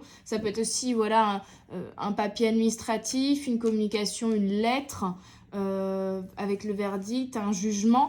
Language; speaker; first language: French; native; French